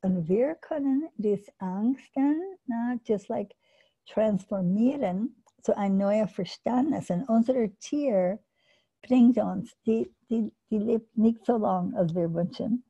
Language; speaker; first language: German; non-native, learner; English